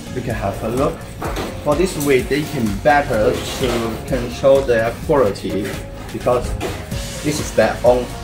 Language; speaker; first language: English; non-native, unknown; Chinese